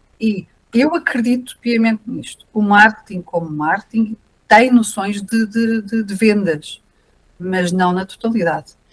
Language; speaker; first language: Portuguese; native; Portuguese